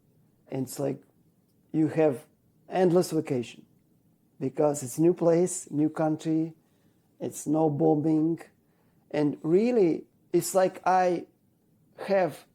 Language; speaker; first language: English; non-native, learner; Ukrainian